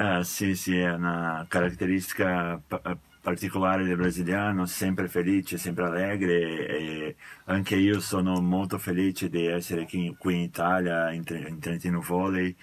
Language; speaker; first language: Italian; non-native, fluent; Portuguese